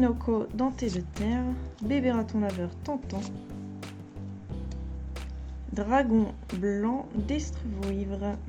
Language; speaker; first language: French; native; French